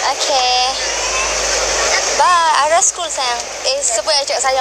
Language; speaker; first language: Indonesian; non-native, local second language; Malay